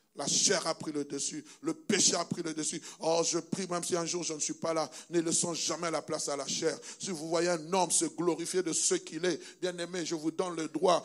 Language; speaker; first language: French; non-native, local second language; Lingala